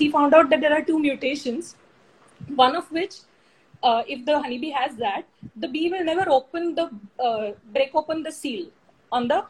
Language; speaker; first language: English; non-native, local second language; Marathi